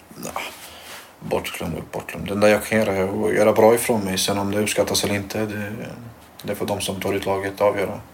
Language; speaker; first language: Swedish; early bilingual, other home language; Albanian